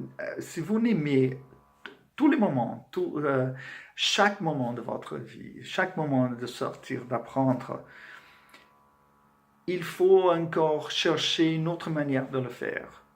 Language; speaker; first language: French; non-native, fluent; Portuguese